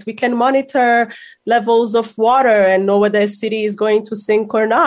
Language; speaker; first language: English; non-native, local second language; Kinyarwanda